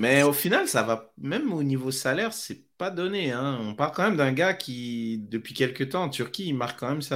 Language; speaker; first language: French; native; French